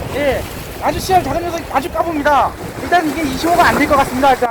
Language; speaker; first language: Korean; native; Korean